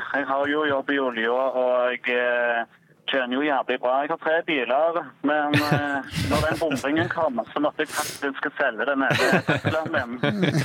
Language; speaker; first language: Norwegian; native; Norwegian